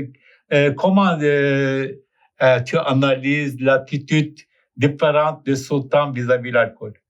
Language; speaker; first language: French; non-native, fluent; Turkish